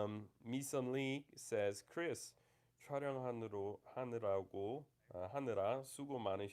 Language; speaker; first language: Korean; non-native, fluent; English